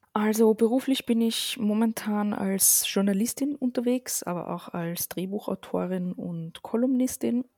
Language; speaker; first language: German; early bilingual, other home language; Arabic